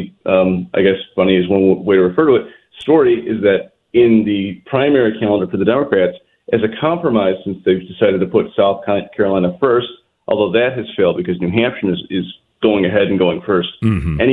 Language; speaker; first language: English; native; English